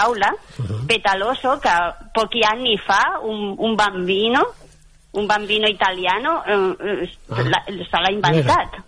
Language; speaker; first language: Italian; non-native, fluent; Catalan